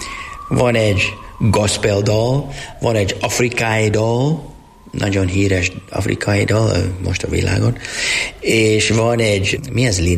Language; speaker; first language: Hungarian; non-native, learner; English